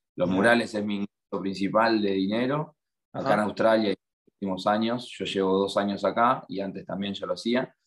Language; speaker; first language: Spanish; native; Spanish